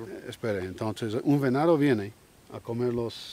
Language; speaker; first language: Spanish; non-native, learner; English